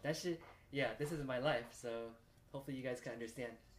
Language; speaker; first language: English; native; English